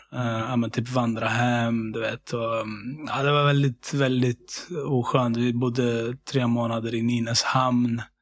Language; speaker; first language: Swedish; early bilingual, other home language; Syriac